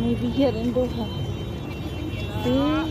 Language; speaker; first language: English; non-native, local second language; Filipino